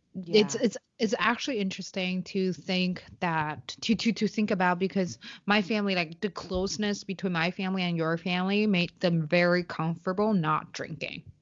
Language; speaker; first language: English; non-native, fluent; Chinese